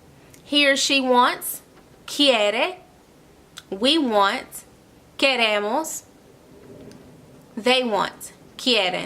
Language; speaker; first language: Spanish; non-native, fluent; English